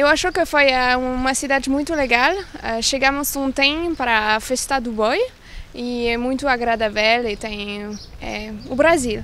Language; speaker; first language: Portuguese; non-native, learner; French